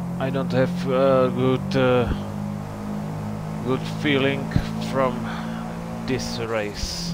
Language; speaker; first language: English; non-native, learner; Czech